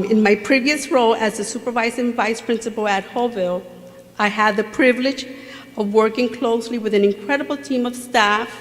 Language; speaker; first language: English; early bilingual, other home language; Spanish